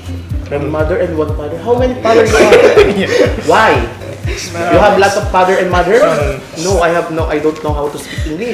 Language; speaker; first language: English; non-native, learner; Filipino